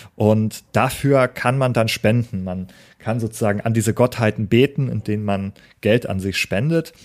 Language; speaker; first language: German; native; German